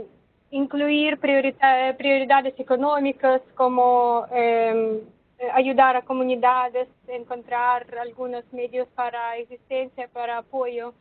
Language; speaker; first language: Spanish; non-native, fluent; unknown